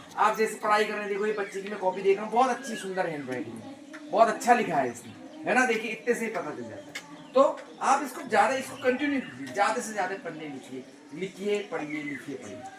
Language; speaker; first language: Hindi; native; Hindi